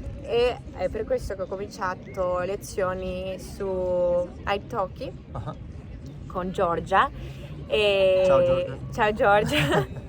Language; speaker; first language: Italian; non-native, learner; Spanish